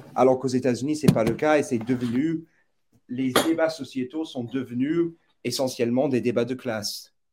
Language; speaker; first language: French; non-native, fluent; English